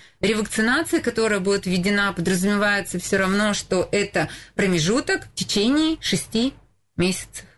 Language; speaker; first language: Russian; native; Russian